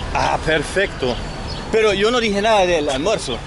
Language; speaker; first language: Spanish; non-native, fluent; Dutch